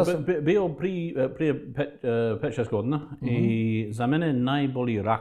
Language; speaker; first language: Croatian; non-native, fluent; English